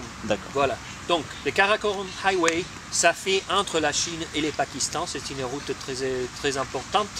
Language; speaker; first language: French; non-native, fluent; Spanish